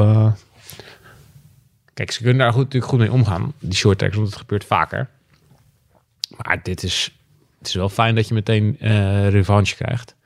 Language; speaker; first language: Dutch; native; Dutch